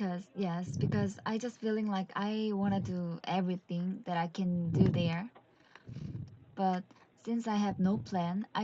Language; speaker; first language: English; non-native, learner; Korean